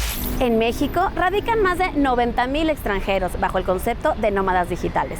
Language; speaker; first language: Spanish; native; Spanish